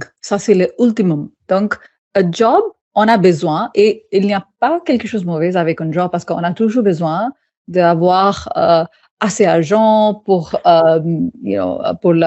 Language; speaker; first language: French; non-native, fluent; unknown